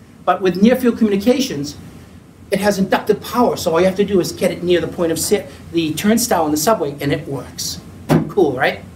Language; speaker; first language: English; native; English